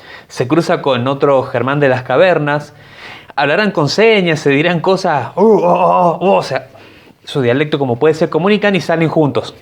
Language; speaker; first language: Spanish; native; Spanish